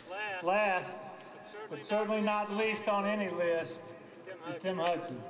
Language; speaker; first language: English; native; English